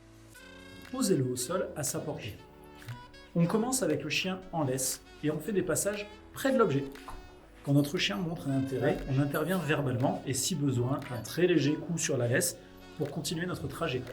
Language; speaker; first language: French; native; French